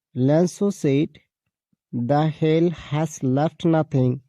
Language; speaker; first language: English; non-native, local second language; Assamese